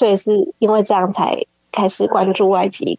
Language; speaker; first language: Chinese; native; Chinese